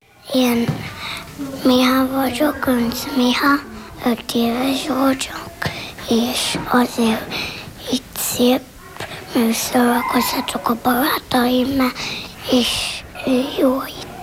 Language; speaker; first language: Hungarian; non-native, local second language; Slovenian